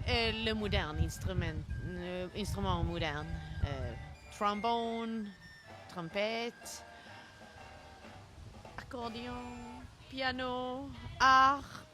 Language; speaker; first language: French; non-native, learner; Swedish